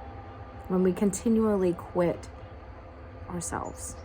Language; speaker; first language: English; native; English